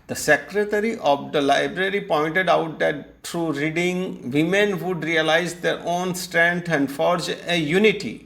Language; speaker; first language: English; non-native, local second language; Gujarati